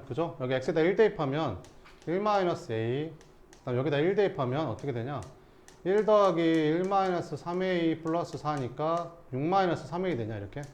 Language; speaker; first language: Korean; native; Korean